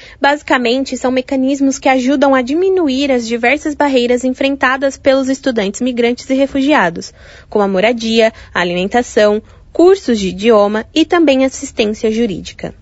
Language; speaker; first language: Portuguese; native; Portuguese